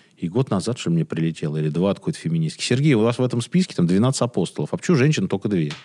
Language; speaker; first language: Russian; native; Russian